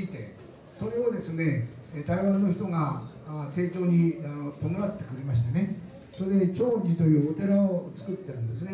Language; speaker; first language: Japanese; native; Japanese